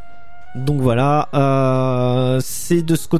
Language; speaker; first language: French; native; French